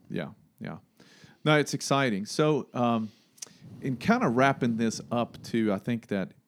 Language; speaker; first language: English; non-native, fluent; Swedish